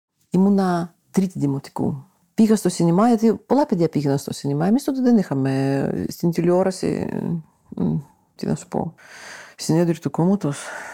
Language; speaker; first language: Greek; non-native, fluent; Russian